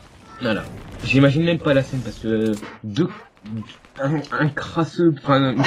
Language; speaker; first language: French; native; French